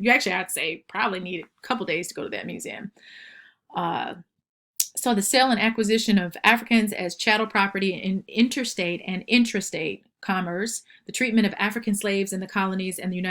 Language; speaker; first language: English; native; English